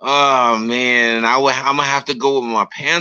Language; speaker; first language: English; native; English